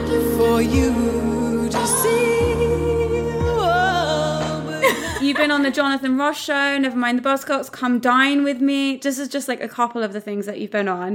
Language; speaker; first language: English; native; English